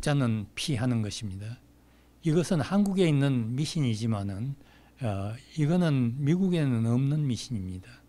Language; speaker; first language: Korean; native; Korean